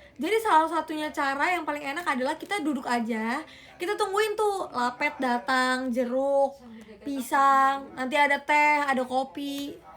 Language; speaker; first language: Indonesian; native; Indonesian